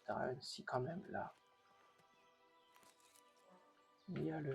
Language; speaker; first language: French; native; French